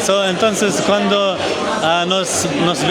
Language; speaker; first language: Spanish; non-native, learner; Arabic